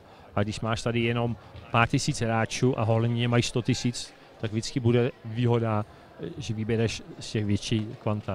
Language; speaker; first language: Czech; early bilingual, heritage; Czech